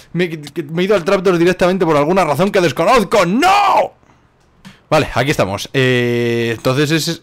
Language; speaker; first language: Spanish; native; Spanish